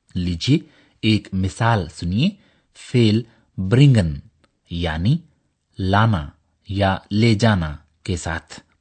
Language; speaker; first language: Urdu; native; Urdu